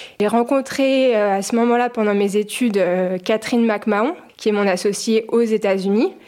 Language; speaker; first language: French; native; French